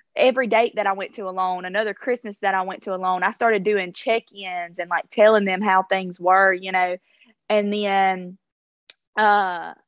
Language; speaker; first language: English; native; English